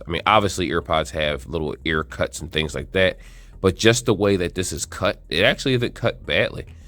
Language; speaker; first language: English; native; English